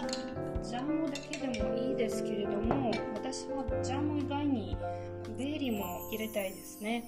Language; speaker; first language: Japanese; non-native, fluent; Russian